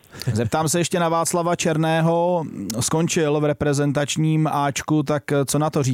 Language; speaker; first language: Czech; native; Czech